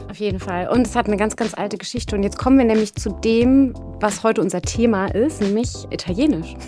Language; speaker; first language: German; native; German